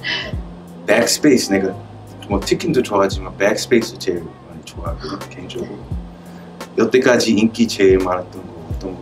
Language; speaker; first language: Korean; early bilingual, heritage; Korean